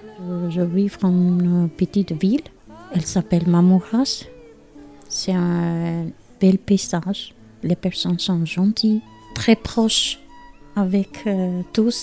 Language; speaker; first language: French; non-native, learner; Albanian